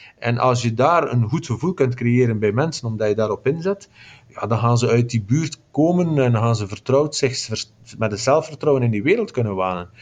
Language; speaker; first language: Dutch; native; Dutch